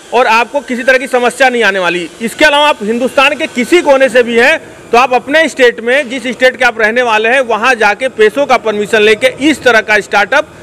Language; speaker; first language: Hindi; native; Hindi